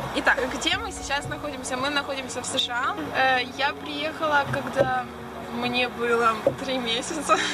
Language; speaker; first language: Russian; native; Russian